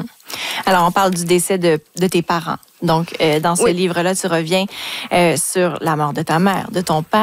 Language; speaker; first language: French; native; French